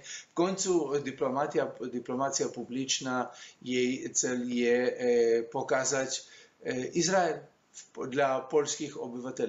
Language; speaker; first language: Polish; non-native, learner; Hebrew